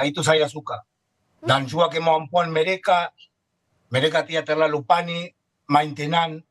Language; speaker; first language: Indonesian; non-native, fluent; Spanish